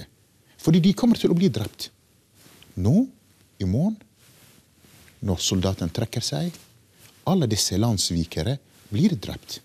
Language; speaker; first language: Norwegian; non-native, fluent; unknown